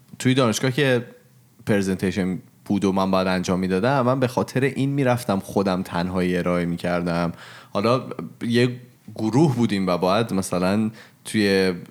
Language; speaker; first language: Persian; native; Persian